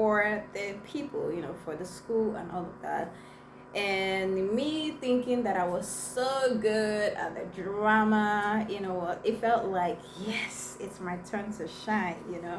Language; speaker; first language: English; non-native, local second language; Igbo